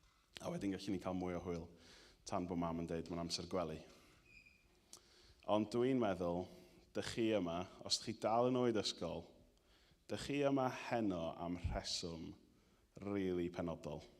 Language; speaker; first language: Welsh; native; Welsh